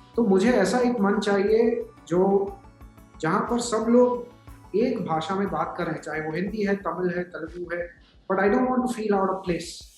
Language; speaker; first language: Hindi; native; Hindi